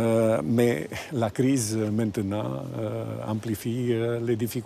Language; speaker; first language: French; non-native, fluent; Romanian